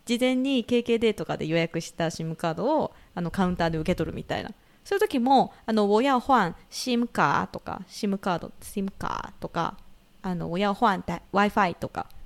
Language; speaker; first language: Japanese; native; Japanese